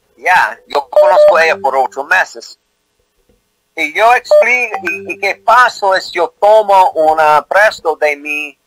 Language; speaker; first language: Spanish; non-native, learner; English